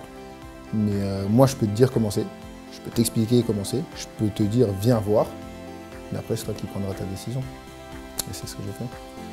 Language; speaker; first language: French; native; French